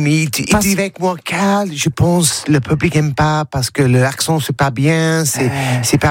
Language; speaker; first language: French; non-native, learner; English